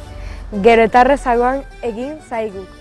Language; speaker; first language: Basque; early bilingual, other home language; Spanish